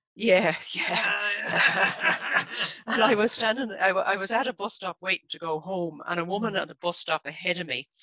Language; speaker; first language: English; native; English